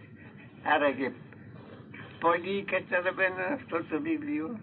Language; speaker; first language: Greek; non-native, fluent; Russian